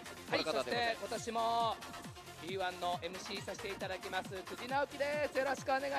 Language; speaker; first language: Japanese; native; Japanese